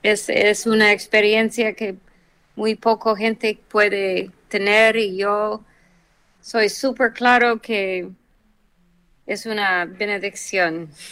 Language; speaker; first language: Spanish; non-native, fluent; English